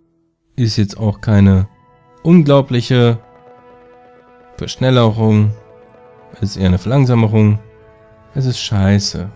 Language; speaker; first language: German; native; German